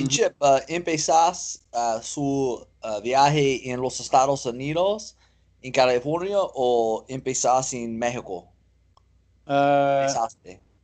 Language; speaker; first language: Spanish; non-native, learner; English